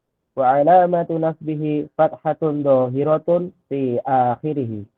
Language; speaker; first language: Arabic; non-native, learner; Indonesian